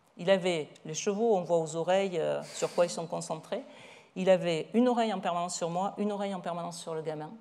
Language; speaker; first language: French; native; French